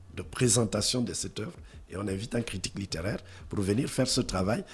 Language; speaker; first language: French; non-native, local second language; Lingala